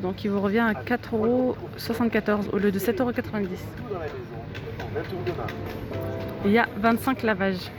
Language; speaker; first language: French; native; French